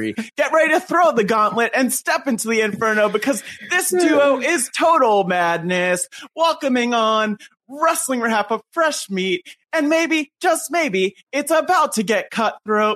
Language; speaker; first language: English; native; English